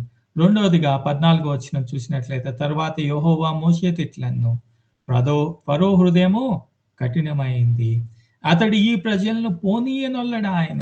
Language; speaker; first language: Telugu; native; Telugu